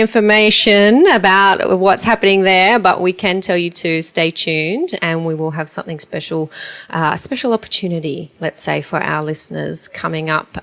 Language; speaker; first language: English; native; English